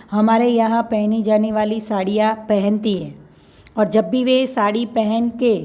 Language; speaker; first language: Hindi; non-native, local second language; Gujarati